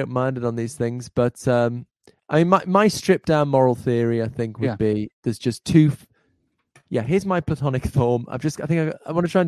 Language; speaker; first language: English; native; English